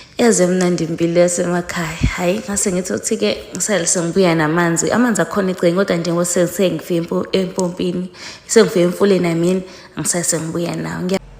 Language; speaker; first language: Zulu; native; Zulu